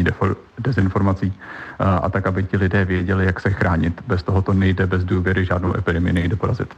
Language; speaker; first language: Czech; native; Czech